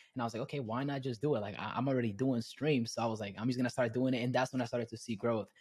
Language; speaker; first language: English; early bilingual, other home language; Spanish